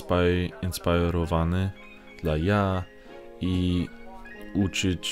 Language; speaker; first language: Polish; non-native, learner; English